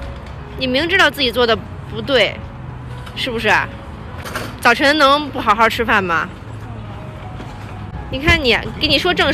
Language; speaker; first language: Chinese; native; Chinese